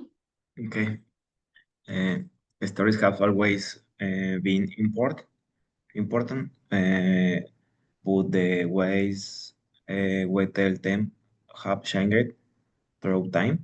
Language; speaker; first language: English; non-native, learner; Spanish